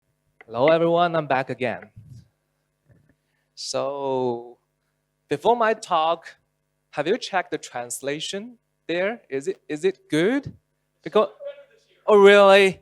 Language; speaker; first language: English; non-native, local second language; Chinese